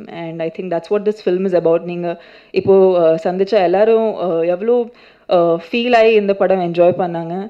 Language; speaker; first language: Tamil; non-native, fluent; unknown